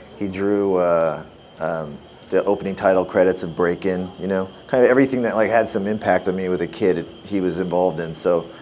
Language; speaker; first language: English; native; English